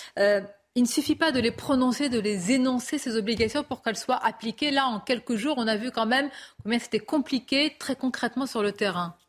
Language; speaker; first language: French; native; French